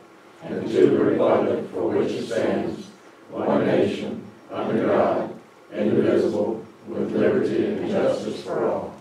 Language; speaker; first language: English; native; English